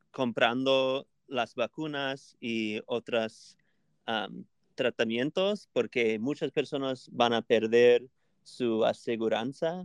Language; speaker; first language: Spanish; non-native, fluent; English